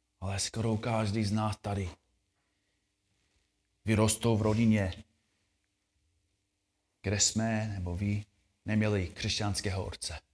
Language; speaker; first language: Czech; non-native, fluent; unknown